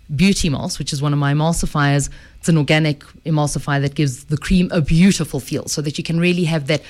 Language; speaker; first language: English; native; English